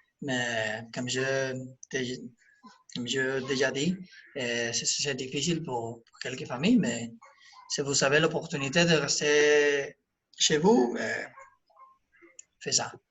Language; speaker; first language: French; non-native, learner; Spanish